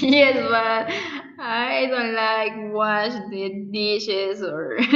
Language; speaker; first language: English; non-native, learner; Spanish